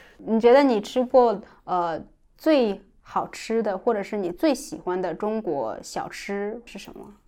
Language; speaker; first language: Chinese; native; Chinese